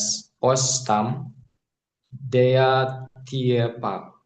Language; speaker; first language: German; non-native, learner; Indonesian